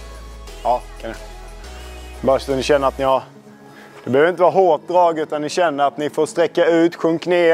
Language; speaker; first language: Swedish; native; Swedish